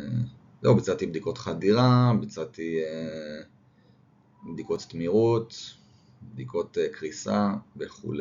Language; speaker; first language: Hebrew; native; Hebrew